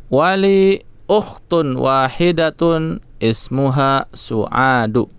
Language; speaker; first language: Arabic; non-native, fluent; Indonesian